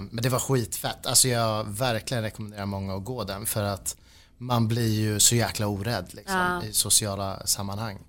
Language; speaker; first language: Swedish; native; Swedish